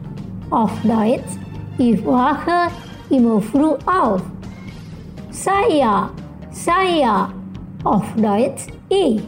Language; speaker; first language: German; non-native, fluent; Indonesian